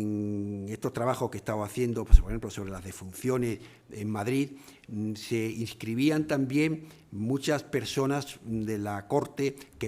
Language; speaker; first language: Spanish; native; Spanish